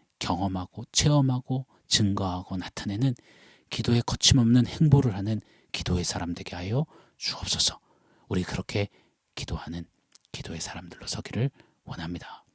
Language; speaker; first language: Korean; native; Korean